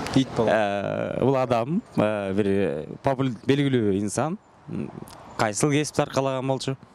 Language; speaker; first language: Kyrgyz; native; Kyrgyz